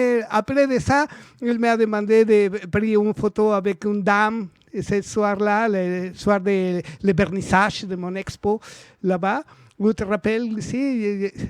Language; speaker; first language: French; non-native, learner; Spanish